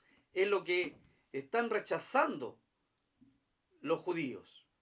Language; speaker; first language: Spanish; native; Spanish